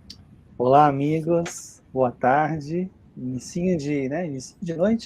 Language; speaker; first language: Portuguese; native; Portuguese